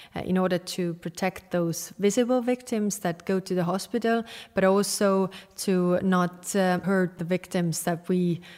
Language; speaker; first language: English; non-native, fluent; Estonian